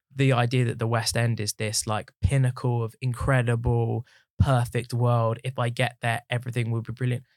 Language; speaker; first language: English; native; English